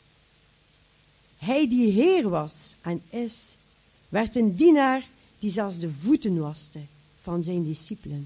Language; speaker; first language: Dutch; native; Dutch